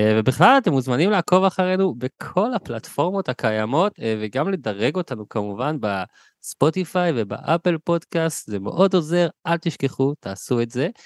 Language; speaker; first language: Hebrew; native; Hebrew